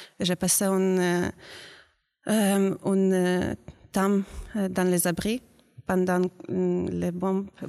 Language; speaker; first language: French; non-native, learner; Ukrainian